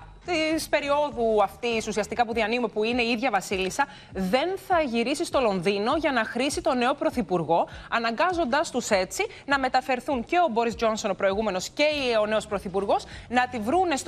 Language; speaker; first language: Greek; native; Greek